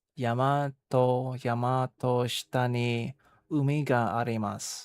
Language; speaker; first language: Japanese; non-native, learner; English